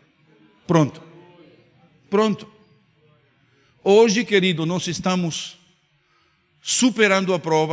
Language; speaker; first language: Portuguese; non-native, fluent; Spanish